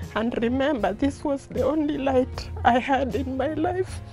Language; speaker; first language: English; non-native, local second language; Luo (Kenya and Tanzania)